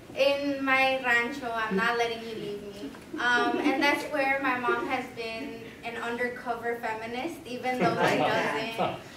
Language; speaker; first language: English; native; English